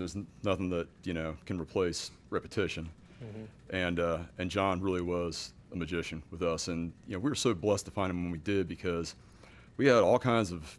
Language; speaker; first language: English; native; English